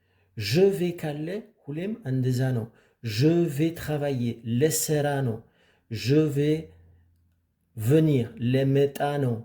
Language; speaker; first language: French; non-native, fluent; Amharic